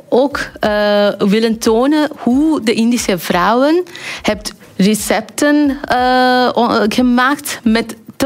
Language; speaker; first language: Dutch; non-native, learner; Bangla